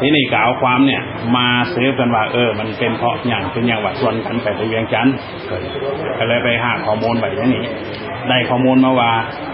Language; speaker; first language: Thai; non-native, local second language; Lao